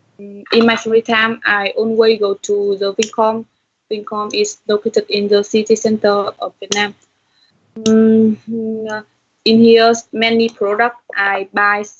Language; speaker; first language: English; non-native, learner; Vietnamese